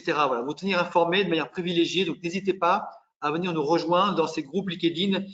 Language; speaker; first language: French; native; French